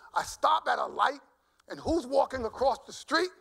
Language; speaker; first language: English; native; English